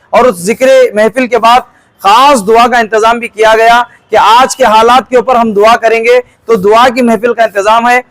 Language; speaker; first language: Urdu; native; Urdu